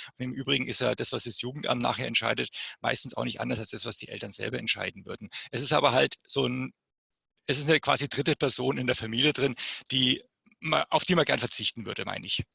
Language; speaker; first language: German; native; German